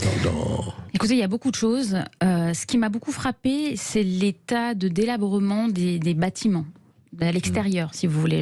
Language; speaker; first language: French; native; French